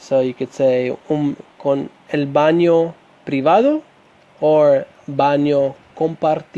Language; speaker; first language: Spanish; non-native, fluent; English